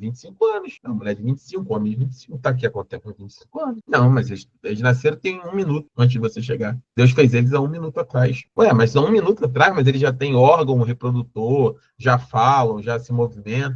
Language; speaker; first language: Portuguese; native; Portuguese